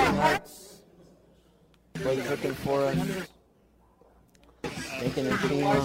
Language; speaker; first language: English; native; English